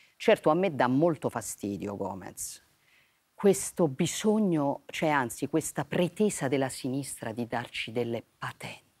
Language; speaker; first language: Italian; native; Italian